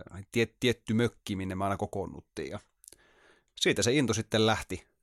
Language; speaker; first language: Finnish; native; Finnish